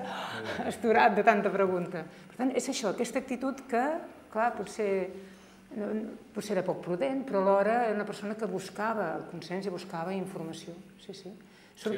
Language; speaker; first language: Catalan; native; Catalan